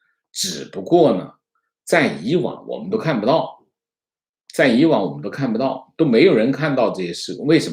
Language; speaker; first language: Chinese; native; Chinese